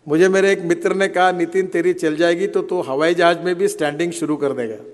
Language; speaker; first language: Hindi; non-native, local second language; Marathi